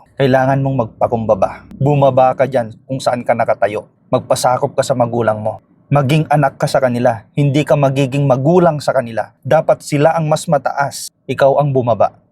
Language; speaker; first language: Filipino; non-native, local second language; Iloko